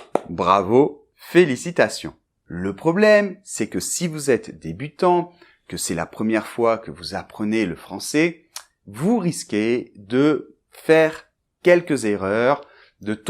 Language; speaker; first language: French; native; French